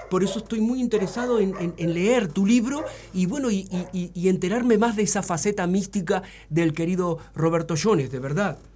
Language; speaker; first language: Spanish; native; Spanish